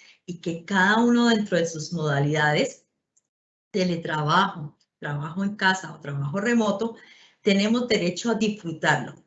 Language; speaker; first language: Spanish; native; Spanish